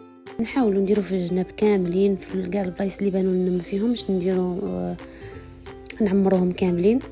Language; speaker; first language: Arabic; native; Arabic